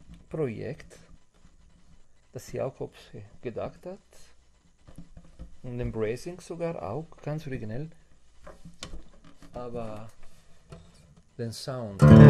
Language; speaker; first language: German; non-native, fluent; Italian